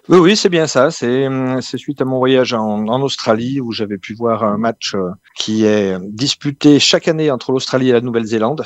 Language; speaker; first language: French; native; French